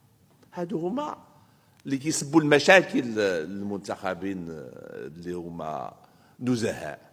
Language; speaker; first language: Arabic; native; Arabic